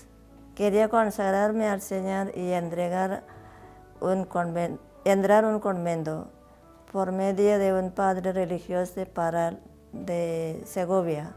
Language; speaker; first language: Spanish; non-native, learner; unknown